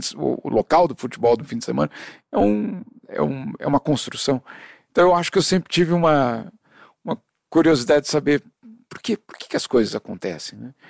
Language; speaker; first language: Portuguese; native; Portuguese